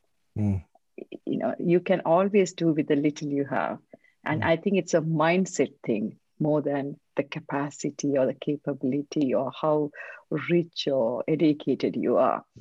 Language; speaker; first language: English; non-native, local second language; Tamil